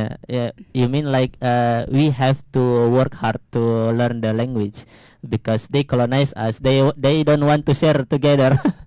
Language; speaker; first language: English; non-native, learner; Indonesian